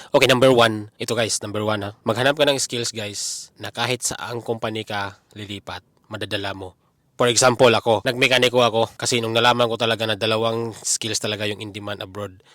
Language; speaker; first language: Filipino; non-native, local second language; Cebuano